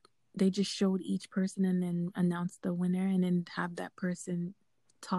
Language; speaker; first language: English; native; English